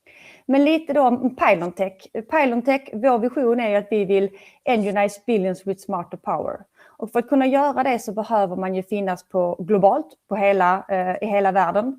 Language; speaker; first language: Swedish; native; Swedish